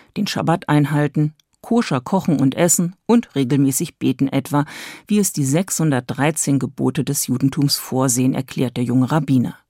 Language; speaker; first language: German; native; German